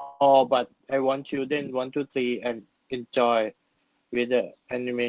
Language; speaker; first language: English; non-native, learner; Thai